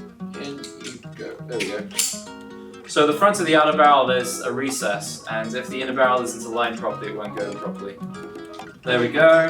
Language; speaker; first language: English; native; English